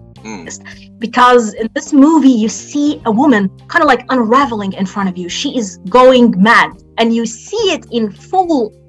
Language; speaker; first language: English; non-native, fluent; Arabic